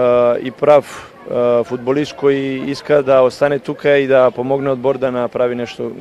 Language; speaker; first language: Bulgarian; non-native, learner; Serbian